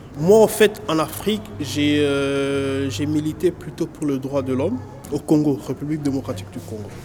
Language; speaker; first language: French; non-native, local second language; Lingala